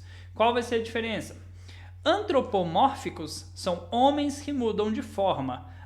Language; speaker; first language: Portuguese; native; Portuguese